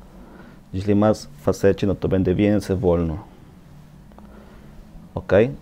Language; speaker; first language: Polish; non-native, learner; Spanish